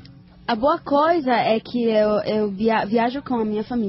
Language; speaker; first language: Portuguese; non-native, learner; Spanish